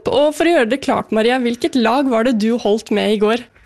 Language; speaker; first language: Norwegian; native; Norwegian